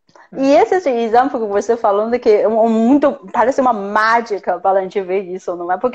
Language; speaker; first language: Portuguese; non-native, fluent; Chinese